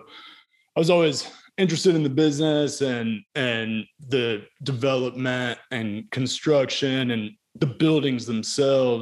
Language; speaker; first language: English; native; English